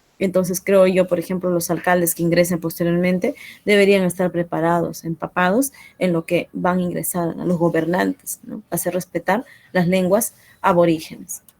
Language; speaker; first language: Spanish; non-native, local second language; Quechua